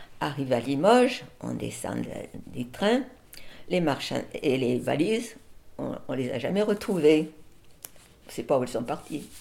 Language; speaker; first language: French; early bilingual, other home language; Catalan